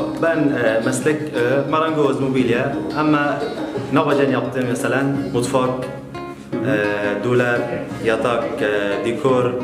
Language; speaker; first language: Turkish; non-native, learner; Arabic